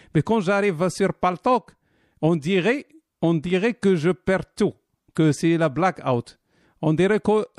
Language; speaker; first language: French; non-native, local second language; Arabic